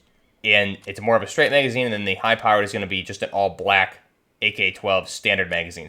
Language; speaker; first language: English; native; English